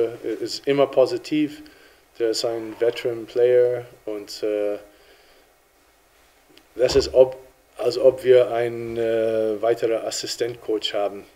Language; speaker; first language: German; non-native, fluent; English